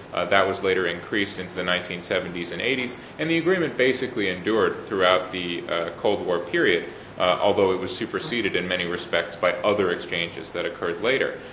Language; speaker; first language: English; native; English